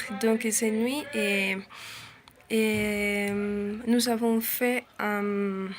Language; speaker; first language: French; non-native, learner; Spanish